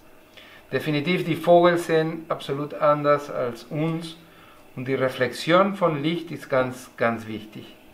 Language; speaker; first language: German; non-native, learner; Spanish